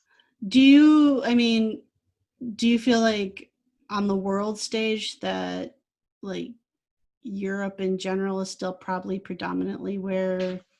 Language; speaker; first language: English; native; English